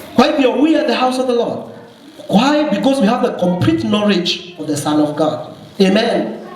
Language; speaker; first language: English; non-native, local second language; Swahili